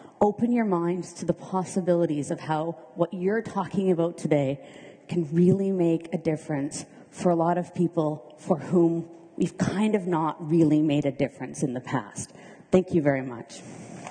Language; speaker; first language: English; native; English